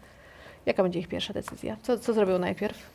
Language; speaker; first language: Polish; native; Polish